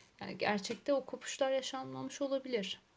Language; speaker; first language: Turkish; native; Turkish